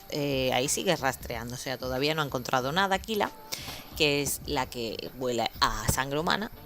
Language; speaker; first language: Spanish; native; Spanish